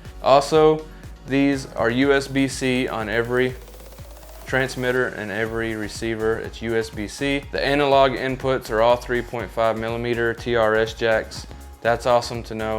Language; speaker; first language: English; native; English